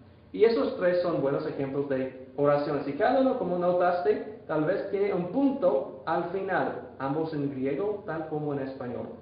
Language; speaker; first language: Spanish; non-native, fluent; English